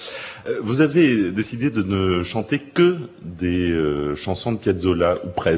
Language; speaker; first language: French; native; French